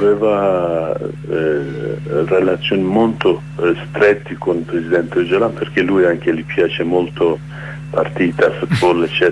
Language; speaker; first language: Italian; non-native, fluent; Kurdish